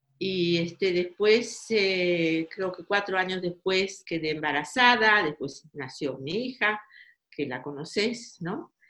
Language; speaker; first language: Spanish; native; Spanish